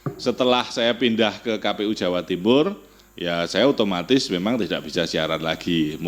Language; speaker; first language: Indonesian; non-native, local second language; Javanese